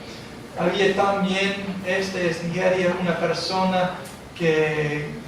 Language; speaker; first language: Spanish; non-native, fluent; English